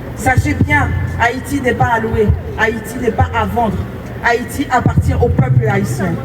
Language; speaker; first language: French; non-native, local second language; Haitian Creole